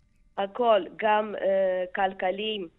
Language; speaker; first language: Hebrew; non-native, fluent; Turkish